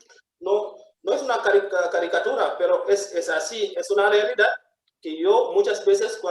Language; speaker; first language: Spanish; non-native, fluent; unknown